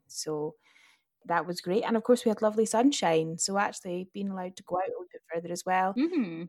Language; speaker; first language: English; native; English